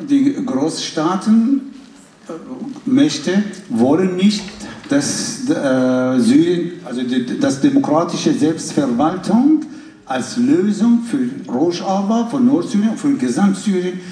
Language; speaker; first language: German; non-native, fluent; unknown